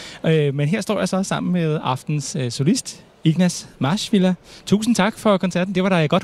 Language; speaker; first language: Danish; native; Danish